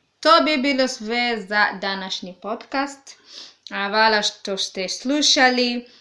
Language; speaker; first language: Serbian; non-native, learner; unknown